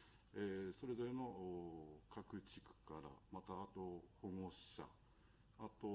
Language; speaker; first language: Japanese; native; Japanese